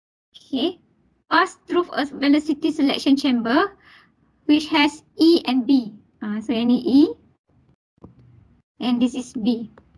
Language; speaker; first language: English; non-native, local second language; Malay